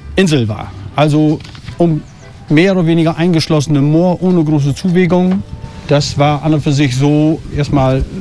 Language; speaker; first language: German; non-native, local second language; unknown